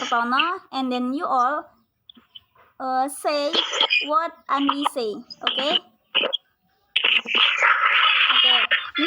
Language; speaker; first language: English; non-native, learner; Indonesian